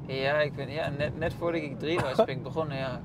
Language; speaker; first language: Dutch; non-native, fluent; Danish